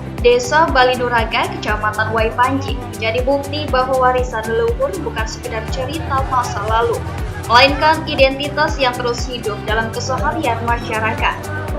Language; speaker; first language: Indonesian; native; Indonesian